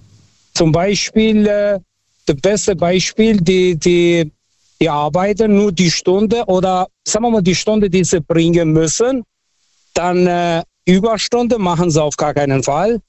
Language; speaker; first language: German; non-native, local second language; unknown